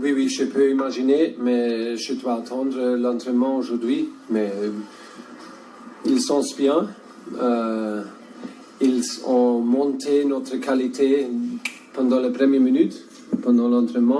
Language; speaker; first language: French; non-native, learner; German